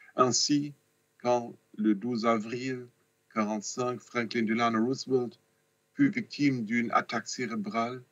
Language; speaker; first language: French; non-native, fluent; German